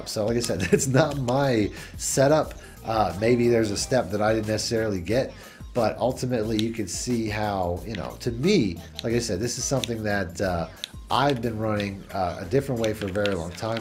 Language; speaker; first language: English; native; English